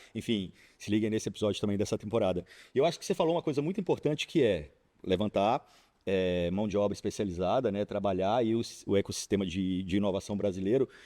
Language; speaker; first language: Portuguese; native; Portuguese